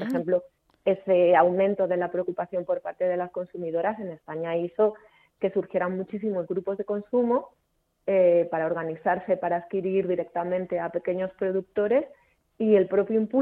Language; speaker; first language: Spanish; native; Spanish